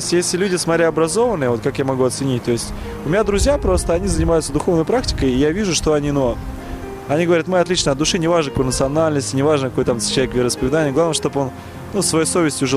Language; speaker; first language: Russian; native; Russian